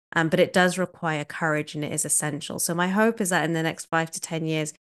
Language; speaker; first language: English; native; English